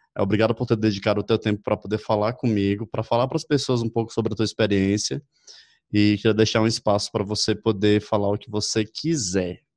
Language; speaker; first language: Portuguese; native; Portuguese